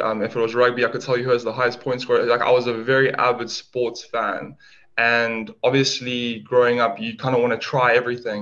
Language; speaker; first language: English; native; English